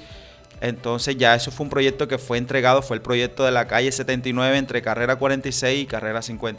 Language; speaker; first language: Spanish; native; Spanish